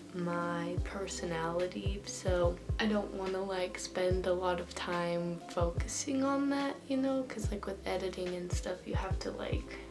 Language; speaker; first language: English; native; English